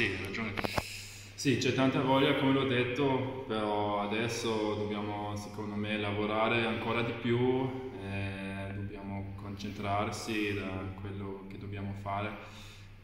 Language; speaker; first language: Italian; non-native, fluent; German